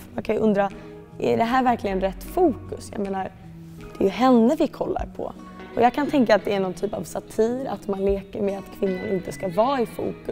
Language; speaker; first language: Swedish; native; Swedish